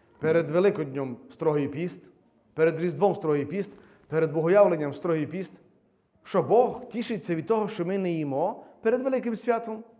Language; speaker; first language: Ukrainian; native; Ukrainian